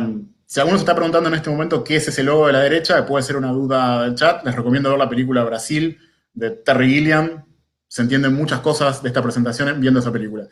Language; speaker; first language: Spanish; native; Spanish